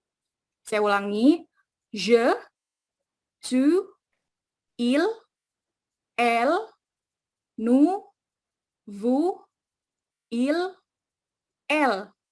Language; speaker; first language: French; non-native, fluent; Indonesian